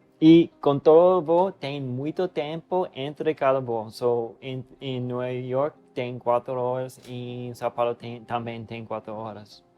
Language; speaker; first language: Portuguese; non-native, learner; English